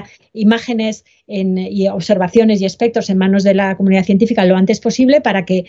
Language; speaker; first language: Spanish; native; Spanish